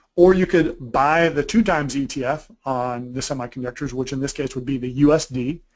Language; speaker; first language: English; native; English